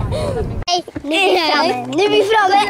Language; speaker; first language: Swedish; non-native, learner; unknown